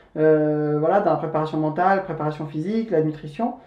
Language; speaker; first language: French; native; French